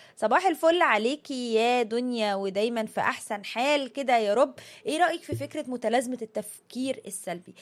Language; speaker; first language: Egyptian Arabic; native; Egyptian Arabic